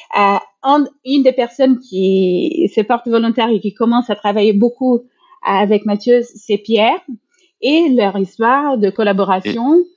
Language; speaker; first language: French; non-native, fluent; Portuguese